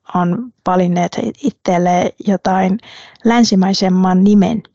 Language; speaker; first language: Finnish; non-native, fluent; Vietnamese